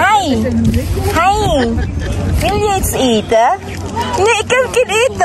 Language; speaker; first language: Dutch; non-native, learner; Filipino